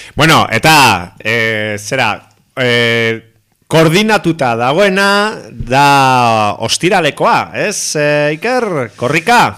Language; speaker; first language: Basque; non-native, local second language; Spanish